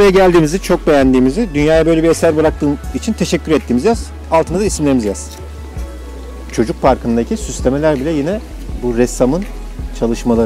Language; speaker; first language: Turkish; native; Turkish